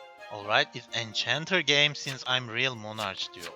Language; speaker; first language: English; non-native, learner; Turkish